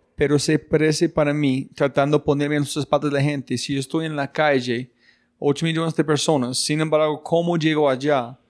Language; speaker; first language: Spanish; non-native, learner; English